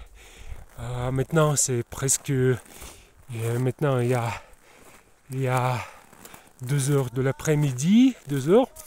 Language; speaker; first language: French; non-native, learner; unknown